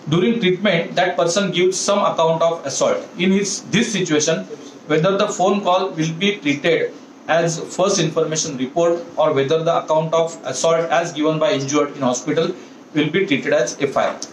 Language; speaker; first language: English; non-native, local second language; Marathi